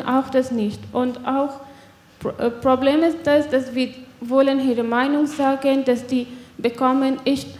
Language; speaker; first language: German; non-native, learner; Persian